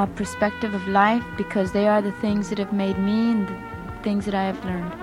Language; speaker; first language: English; early bilingual, other home language; Spanish